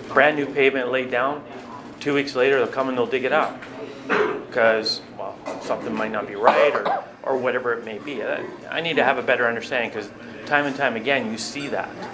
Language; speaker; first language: English; native; English